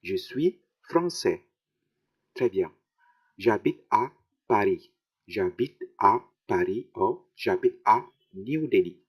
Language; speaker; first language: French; non-native, fluent; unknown